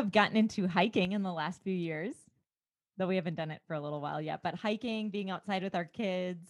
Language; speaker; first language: English; native; English